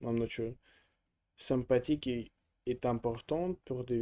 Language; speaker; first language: French; non-native, learner; Russian